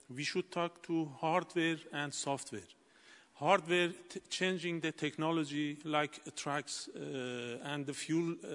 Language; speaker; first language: English; non-native, learner; Persian